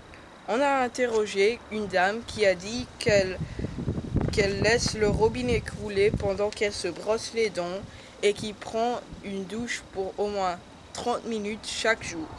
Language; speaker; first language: French; non-native, learner; English